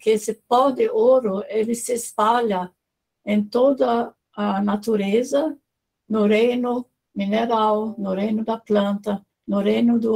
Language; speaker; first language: Portuguese; non-native, fluent; German